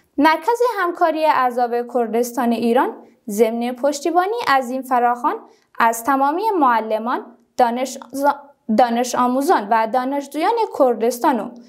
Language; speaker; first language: Persian; non-native, local second language; Kurdish